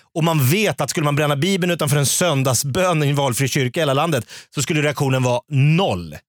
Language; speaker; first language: Swedish; native; Swedish